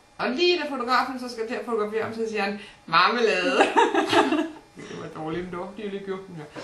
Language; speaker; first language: Danish; native; Danish